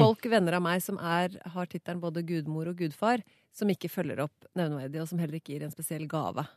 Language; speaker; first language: Norwegian; native; Norwegian